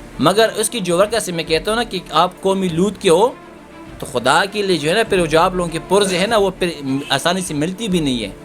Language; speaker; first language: Urdu; non-native, local second language; Pashto